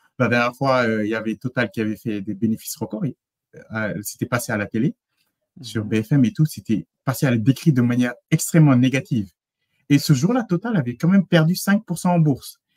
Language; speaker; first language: French; native; French